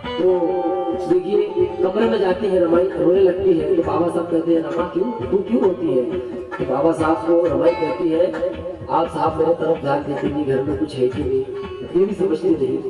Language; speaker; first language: Hindi; non-native, local second language; Marathi